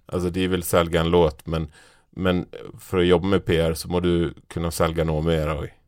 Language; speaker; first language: Norwegian; native; Norwegian